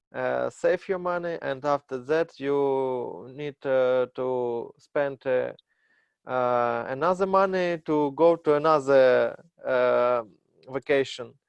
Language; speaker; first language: English; non-native, learner; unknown